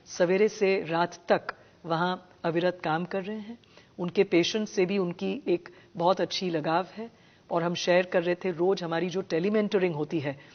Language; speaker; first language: Hindi; non-native, local second language; Gujarati